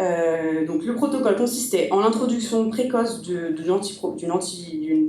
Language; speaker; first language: French; native; French